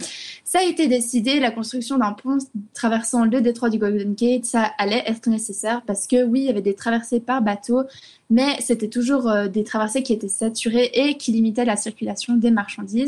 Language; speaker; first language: French; native; French